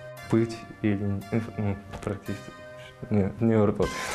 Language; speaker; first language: Russian; non-native, learner; English